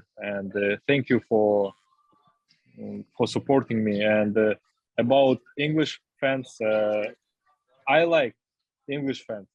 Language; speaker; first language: English; non-native, learner; Russian